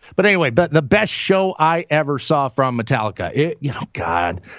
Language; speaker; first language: English; native; English